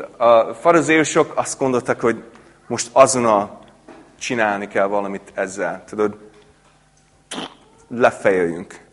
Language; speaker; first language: Hungarian; non-native, fluent; English